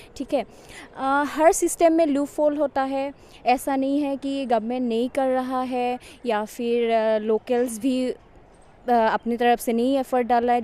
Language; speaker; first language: Hindi; non-native, local second language; Assamese